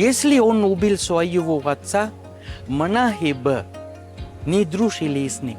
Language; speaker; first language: Russian; non-native, fluent; Sinhala